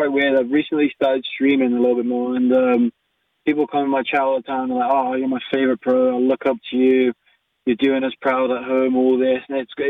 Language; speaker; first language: English; native; English